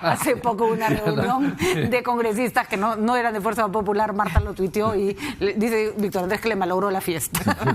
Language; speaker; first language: Spanish; native; Spanish